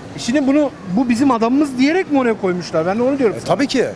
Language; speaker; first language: Turkish; native; Turkish